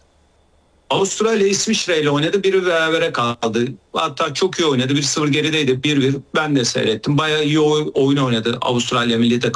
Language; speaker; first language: Turkish; native; Turkish